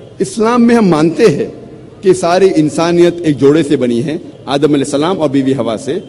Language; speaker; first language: Urdu; non-native, local second language; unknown